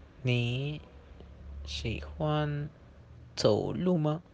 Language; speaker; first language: Chinese; non-native, learner; Spanish